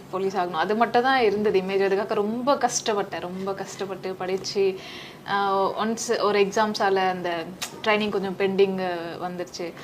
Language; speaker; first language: Tamil; early bilingual, heritage; Tamil